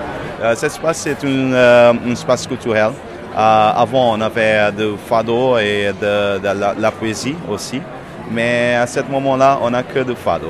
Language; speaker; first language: French; non-native, fluent; Portuguese